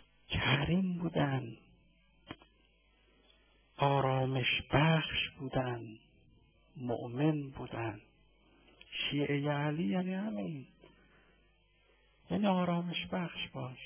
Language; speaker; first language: Persian; native; Persian